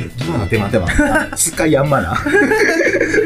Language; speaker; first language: Indonesian; non-native, fluent; Japanese